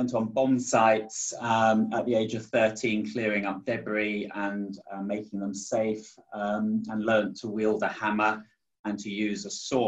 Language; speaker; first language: English; native; English